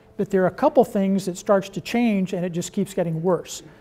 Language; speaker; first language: English; native; English